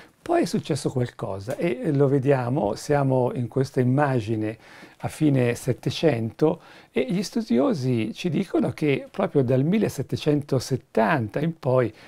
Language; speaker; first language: Italian; native; Italian